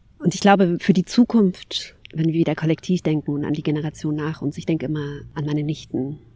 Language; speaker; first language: German; early bilingual, other home language; Kabyle